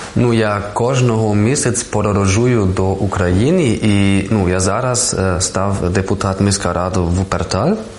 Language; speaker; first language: Ukrainian; non-native, learner; German